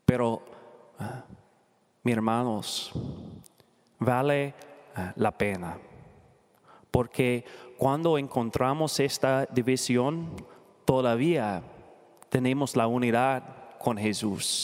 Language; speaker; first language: Spanish; non-native, learner; English